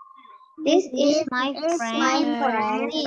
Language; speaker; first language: English; non-native, learner; Indonesian